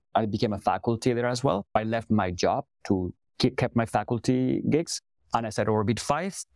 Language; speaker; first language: English; non-native, fluent; Spanish